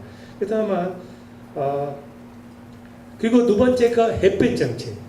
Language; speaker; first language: Korean; non-native, learner; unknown